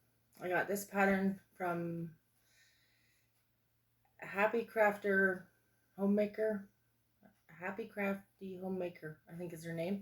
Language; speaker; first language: English; native; English